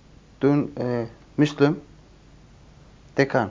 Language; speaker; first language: Dutch; non-native, learner; Turkish